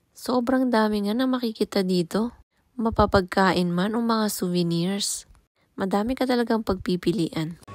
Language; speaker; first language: Filipino; non-native, local second language; Iloko